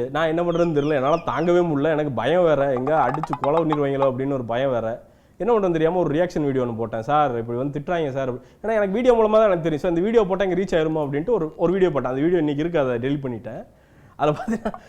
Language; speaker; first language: Tamil; native; Tamil